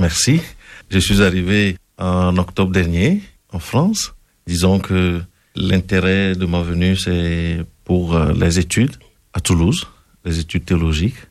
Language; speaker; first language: French; non-native, local second language; Ewe